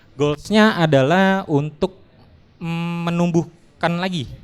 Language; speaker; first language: Indonesian; native; Indonesian